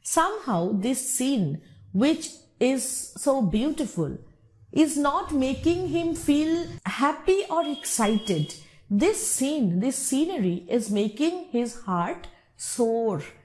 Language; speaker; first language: English; non-native, local second language; Bangla